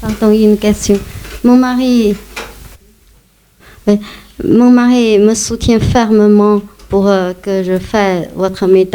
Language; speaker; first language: French; non-native, learner; Chinese